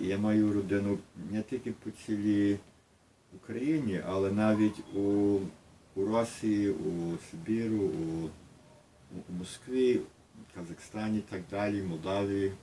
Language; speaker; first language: Ukrainian; early bilingual, heritage; Ukrainian